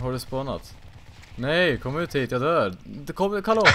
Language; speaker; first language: Swedish; native; Swedish